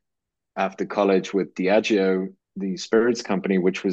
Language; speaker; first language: English; native; English